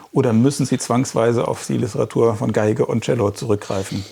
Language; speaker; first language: German; native; German